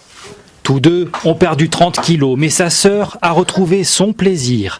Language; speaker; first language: French; native; French